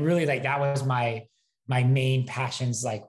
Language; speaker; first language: English; native; English